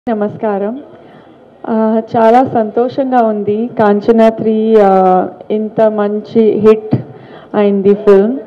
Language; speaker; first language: Telugu; non-native, learner; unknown